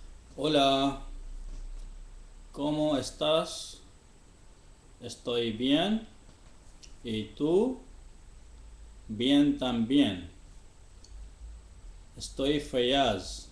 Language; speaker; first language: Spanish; non-native, learner; Urdu